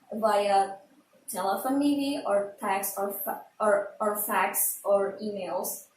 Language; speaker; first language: English; non-native, learner; Indonesian